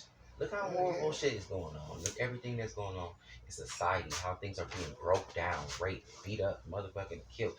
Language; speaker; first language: English; native; English